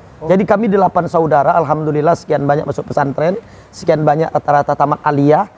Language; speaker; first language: Indonesian; native; Indonesian